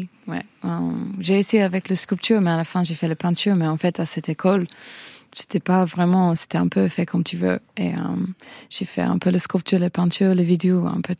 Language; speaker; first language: French; non-native, fluent; English